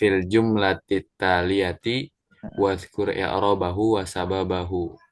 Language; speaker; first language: Arabic; non-native, learner; Indonesian